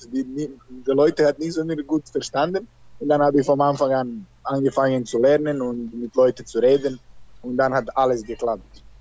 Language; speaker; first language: German; non-native, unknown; Serbian